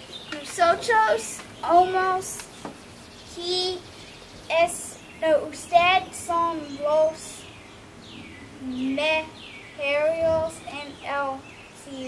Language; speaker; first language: Spanish; non-native, learner; English